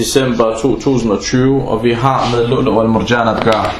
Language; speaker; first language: Danish; non-native, fluent; Arabic